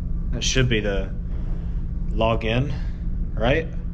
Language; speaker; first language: English; native; English